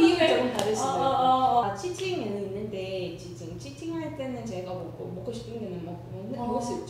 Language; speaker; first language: Korean; non-native, learner; Russian